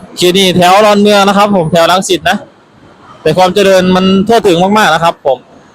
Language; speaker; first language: Thai; native; Thai